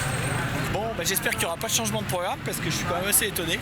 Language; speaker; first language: French; native; French